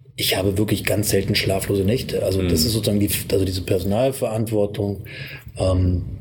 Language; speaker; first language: German; native; German